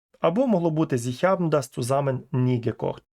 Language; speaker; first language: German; non-native, fluent; Ukrainian